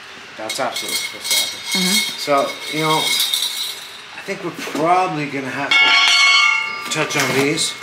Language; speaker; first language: English; native; English